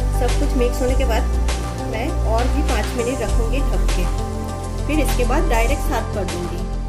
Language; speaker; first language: Hindi; non-native, local second language; Bangla